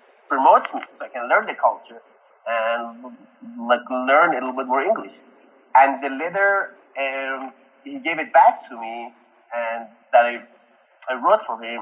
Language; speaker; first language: English; non-native, fluent; Persian